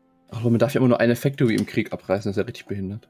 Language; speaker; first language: German; native; German